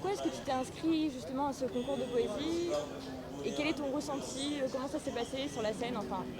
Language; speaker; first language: French; native; French